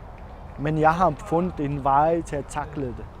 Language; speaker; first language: Danish; non-native, fluent; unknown